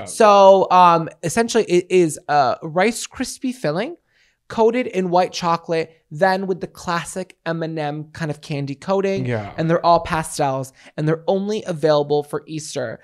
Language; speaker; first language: English; native; English